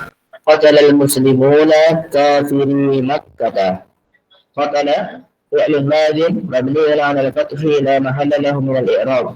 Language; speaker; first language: Arabic; non-native, learner; Indonesian